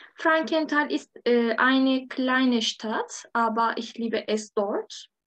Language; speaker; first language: German; non-native, learner; Turkish